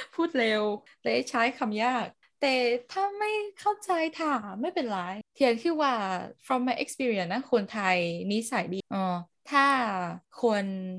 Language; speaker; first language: Thai; non-native, learner; Vietnamese